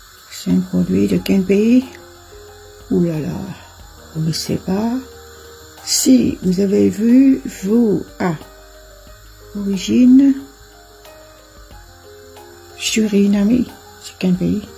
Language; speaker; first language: French; non-native, fluent; Vietnamese